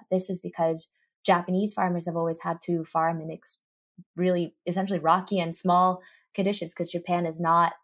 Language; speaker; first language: English; early bilingual, other home language; Japanese